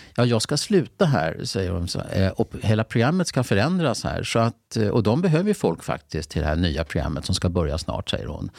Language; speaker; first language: Swedish; native; Swedish